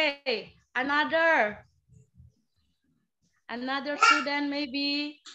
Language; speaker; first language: English; non-native, learner; Indonesian